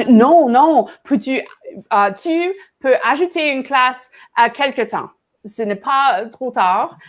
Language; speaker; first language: French; non-native, learner; English